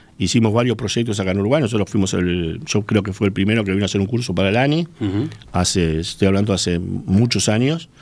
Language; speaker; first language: Spanish; native; Spanish